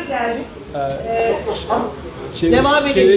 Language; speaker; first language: Turkish; native; Turkish